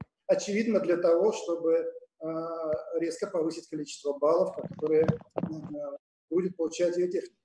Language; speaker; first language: Russian; native; Russian